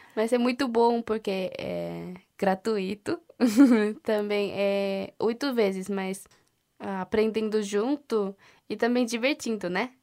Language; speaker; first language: Portuguese; non-native, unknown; Korean